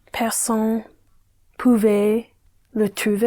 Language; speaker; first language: French; non-native, learner; English